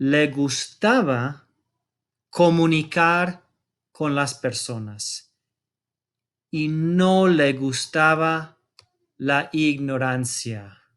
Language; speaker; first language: Spanish; non-native, fluent; English